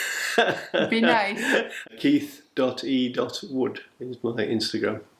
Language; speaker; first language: English; native; English